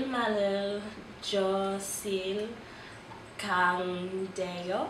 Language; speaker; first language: Korean; non-native, learner; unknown